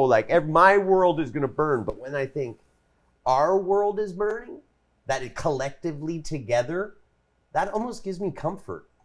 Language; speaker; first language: English; native; English